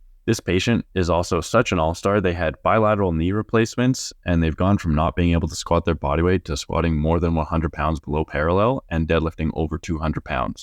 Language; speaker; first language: English; native; English